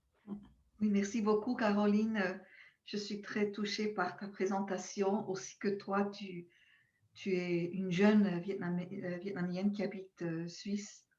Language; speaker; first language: French; non-native, local second language; German